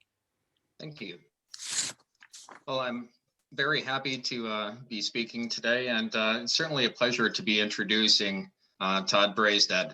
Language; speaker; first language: English; native; English